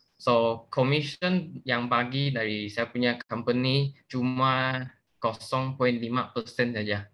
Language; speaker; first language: Malay; non-native, local second language; Chinese